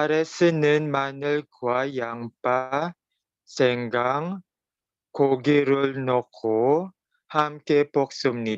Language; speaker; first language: Korean; non-native, learner; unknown